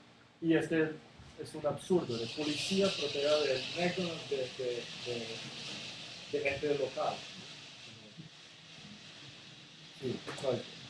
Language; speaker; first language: Spanish; non-native, learner; Serbian